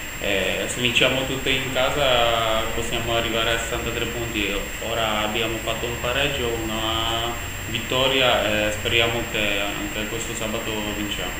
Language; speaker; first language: Italian; non-native, learner; Polish